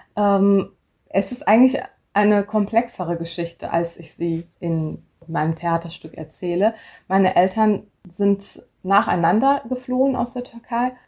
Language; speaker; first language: German; early bilingual, other home language; Turkish